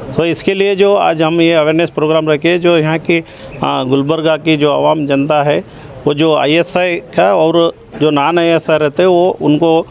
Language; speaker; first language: Hindi; non-native, local second language; Kannada